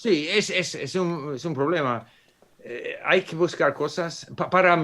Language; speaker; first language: Spanish; non-native, fluent; English